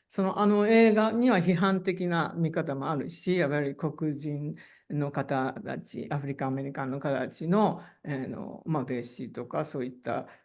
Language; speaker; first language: Japanese; native; Japanese